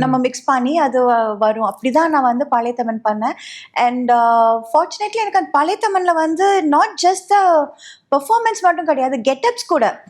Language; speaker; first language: Tamil; native; Tamil